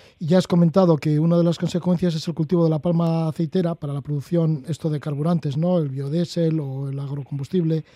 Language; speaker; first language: Spanish; native; Spanish